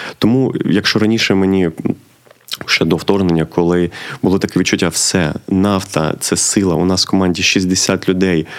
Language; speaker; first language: Ukrainian; native; Ukrainian